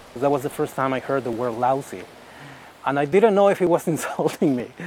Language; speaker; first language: English; non-native, fluent; Spanish